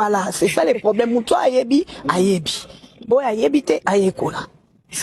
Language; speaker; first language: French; non-native, local second language; Lingala